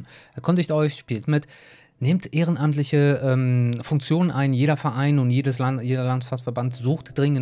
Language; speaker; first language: German; native; German